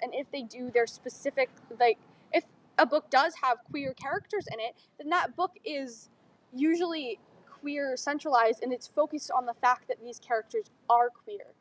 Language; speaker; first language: English; native; English